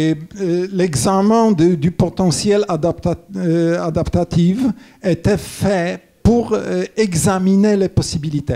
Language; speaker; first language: French; non-native, fluent; Polish